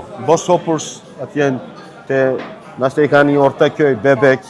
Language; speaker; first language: Albanian; early bilingual, heritage; Albanian